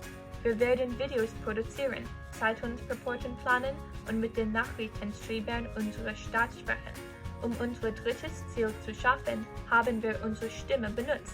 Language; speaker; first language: German; non-native, learner; English